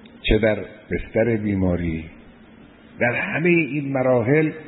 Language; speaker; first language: Persian; native; Persian